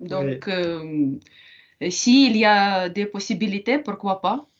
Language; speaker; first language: French; non-native, learner; Ukrainian